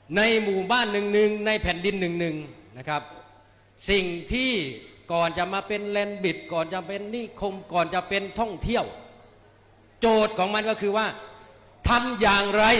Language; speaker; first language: Thai; native; Thai